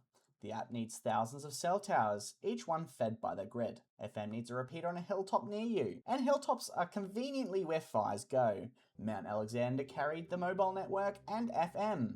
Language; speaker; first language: English; native; English